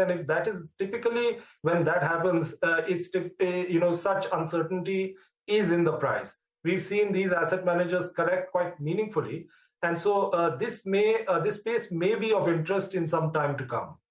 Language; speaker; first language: English; non-native, local second language; Hindi